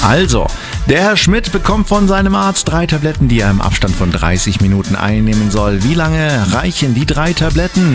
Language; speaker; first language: German; native; German